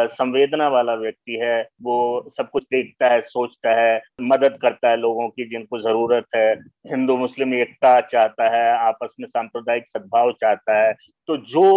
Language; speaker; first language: Hindi; native; Hindi